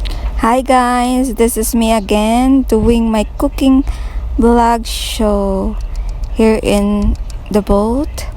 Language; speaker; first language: English; non-native, local second language; Filipino